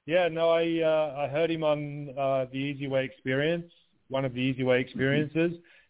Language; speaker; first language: English; native; English